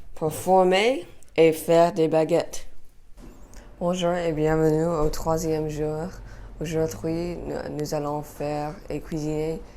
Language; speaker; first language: French; non-native, learner; English